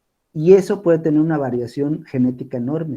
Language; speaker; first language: Spanish; native; Spanish